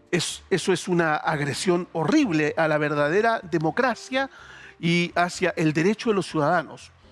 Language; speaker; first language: Spanish; native; Spanish